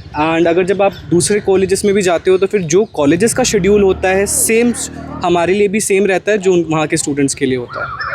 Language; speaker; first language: Hindi; native; Hindi